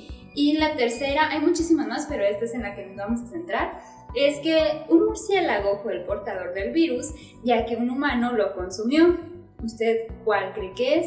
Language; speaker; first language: Spanish; native; Spanish